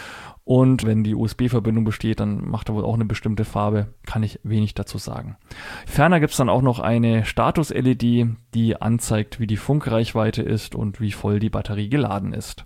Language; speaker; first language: German; native; German